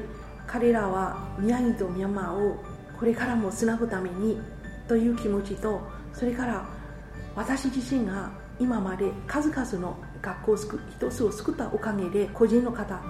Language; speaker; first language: Japanese; non-native, fluent; Burmese